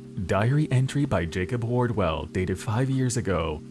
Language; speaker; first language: English; native; English